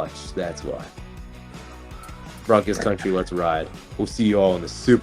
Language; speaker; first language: English; native; English